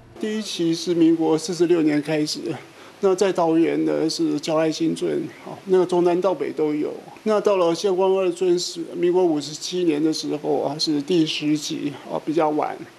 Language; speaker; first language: Chinese; native; Chinese